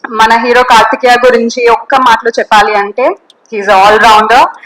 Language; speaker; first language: Telugu; non-native, learner; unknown